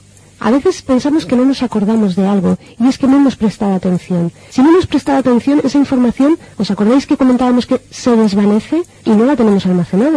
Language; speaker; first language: Spanish; native; Spanish